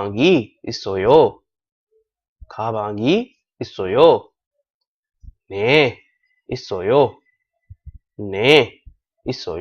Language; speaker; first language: Korean; non-native, learner; Urdu